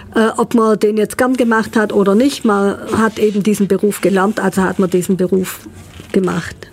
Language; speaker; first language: German; native; German